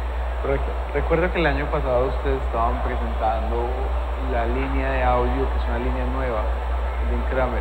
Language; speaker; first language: Spanish; native; Spanish